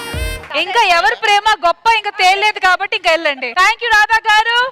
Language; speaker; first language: Telugu; native; Telugu